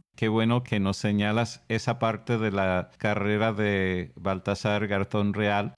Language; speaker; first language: Spanish; non-native, fluent; English